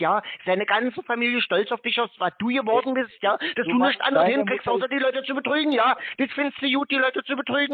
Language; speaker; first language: German; native; German